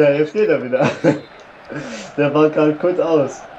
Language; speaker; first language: German; native; German